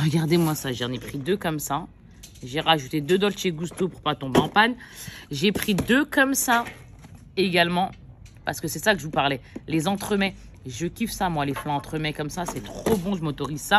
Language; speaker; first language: French; native; French